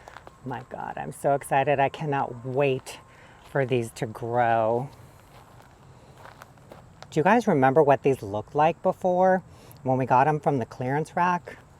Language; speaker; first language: English; native; English